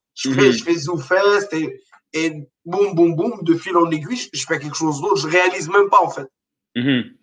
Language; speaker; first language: French; non-native, local second language; Arabic